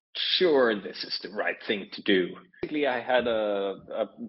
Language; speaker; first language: English; non-native, fluent; Norwegian